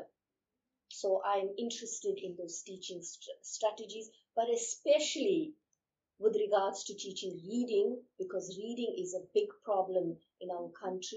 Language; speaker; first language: English; non-native, local second language; Urdu